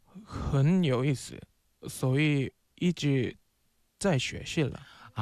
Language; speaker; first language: Chinese; non-native, learner; Korean